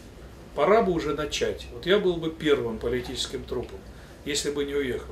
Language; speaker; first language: Russian; native; Russian